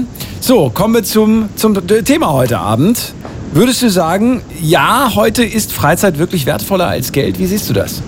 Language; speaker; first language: German; native; German